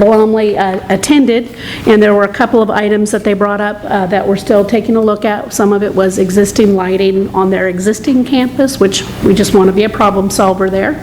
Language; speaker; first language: English; native; English